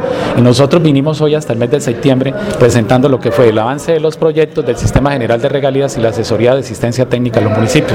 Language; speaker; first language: Spanish; native; Spanish